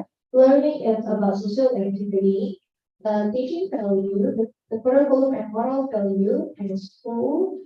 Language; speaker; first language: English; non-native, learner; Indonesian